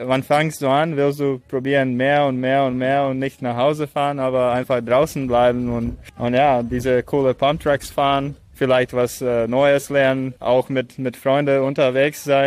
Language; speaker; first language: German; non-native, fluent; Latvian